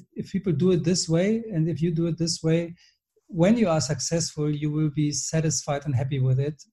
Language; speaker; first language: English; non-native, fluent; German